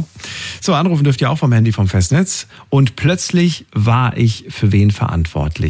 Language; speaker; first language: German; native; German